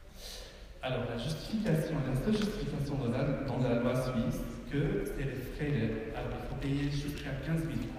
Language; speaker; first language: French; non-native, fluent; Arabic